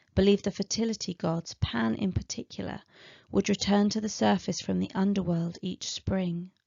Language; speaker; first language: English; native; English